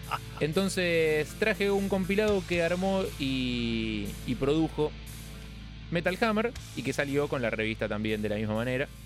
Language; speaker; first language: Spanish; native; Spanish